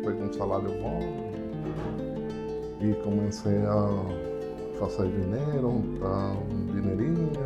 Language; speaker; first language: Portuguese; non-native, fluent; Spanish